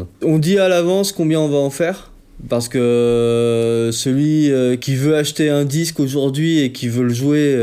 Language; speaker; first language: French; native; French